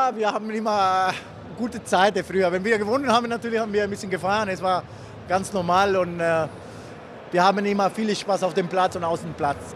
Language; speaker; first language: German; non-native, learner; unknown